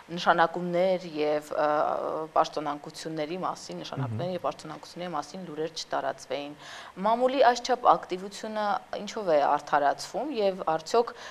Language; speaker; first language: Armenian; native; Armenian